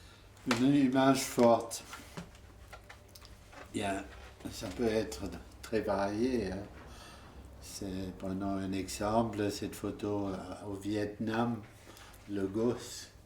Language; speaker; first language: French; non-native, fluent; German